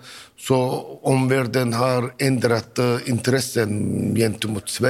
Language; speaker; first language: Swedish; non-native, learner; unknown